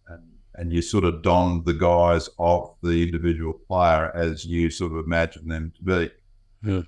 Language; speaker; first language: English; native; English